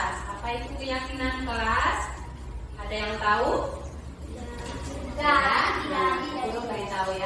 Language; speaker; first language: Indonesian; native; Indonesian